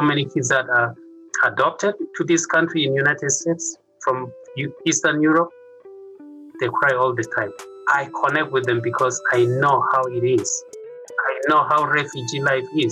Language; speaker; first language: English; non-native, local second language; Acoli